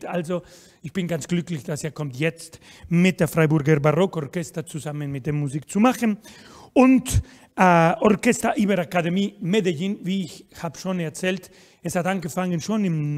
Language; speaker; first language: German; non-native, fluent; Spanish